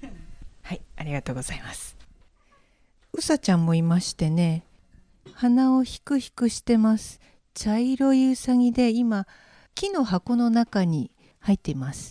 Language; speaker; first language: Japanese; native; Japanese